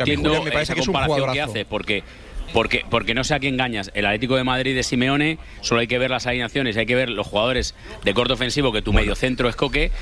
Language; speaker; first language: Spanish; native; Spanish